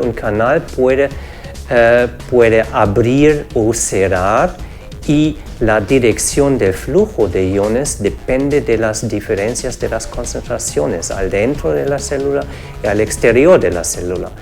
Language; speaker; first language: Spanish; non-native, fluent; German